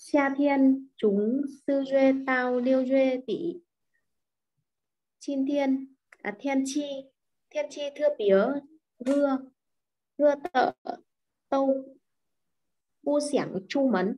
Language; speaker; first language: Chinese; non-native, learner; Vietnamese